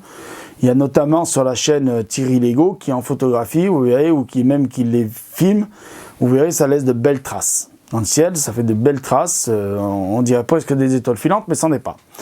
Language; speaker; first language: French; native; French